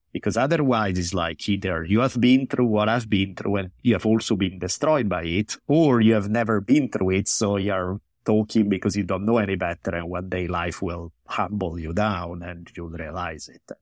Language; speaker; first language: English; non-native, fluent; Italian